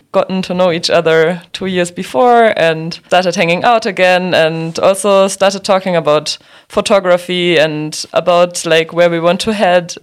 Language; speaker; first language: English; non-native, fluent; German